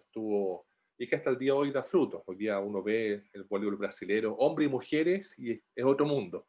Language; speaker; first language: Spanish; native; Spanish